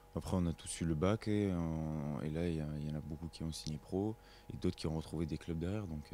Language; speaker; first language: French; native; French